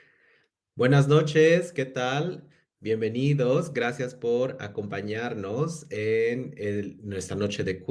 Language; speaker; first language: Spanish; non-native, fluent; English